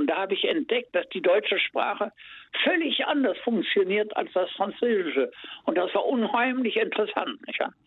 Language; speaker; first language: German; native; German